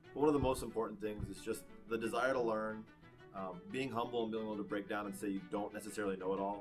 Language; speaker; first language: English; native; English